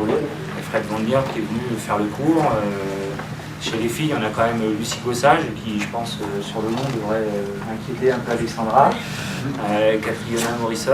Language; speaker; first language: French; native; French